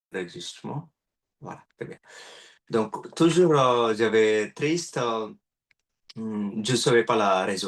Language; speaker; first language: French; non-native, learner; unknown